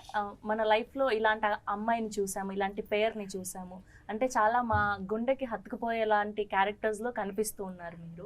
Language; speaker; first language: Telugu; native; Telugu